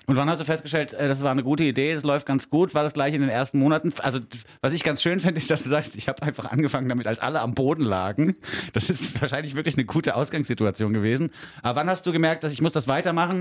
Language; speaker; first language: German; native; German